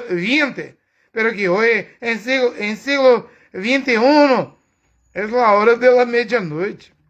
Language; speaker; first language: Spanish; non-native, learner; Portuguese